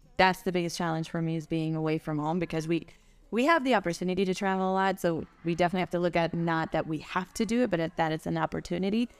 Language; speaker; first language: English; early bilingual, other home language; German